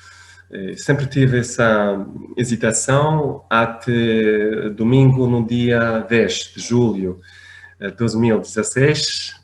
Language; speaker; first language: Portuguese; non-native, fluent; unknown